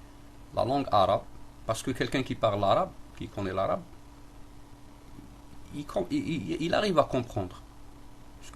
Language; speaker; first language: French; non-native, local second language; Arabic